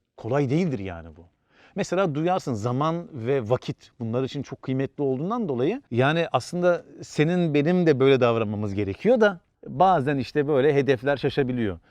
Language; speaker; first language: Turkish; native; Turkish